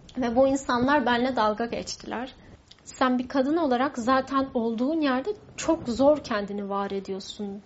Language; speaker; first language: Turkish; non-native, local second language; Kurdish